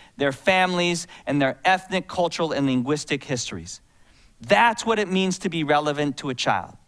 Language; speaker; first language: English; native; English